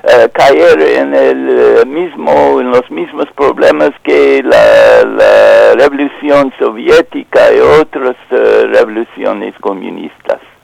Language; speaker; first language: Spanish; non-native, fluent; English